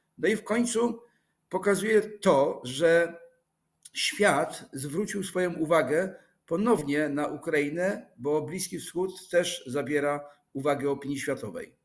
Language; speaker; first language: Polish; native; Polish